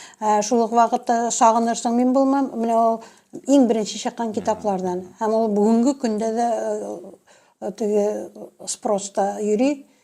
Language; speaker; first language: Tatar; native; Tatar